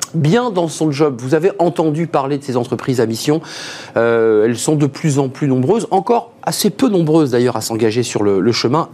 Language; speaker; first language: French; native; French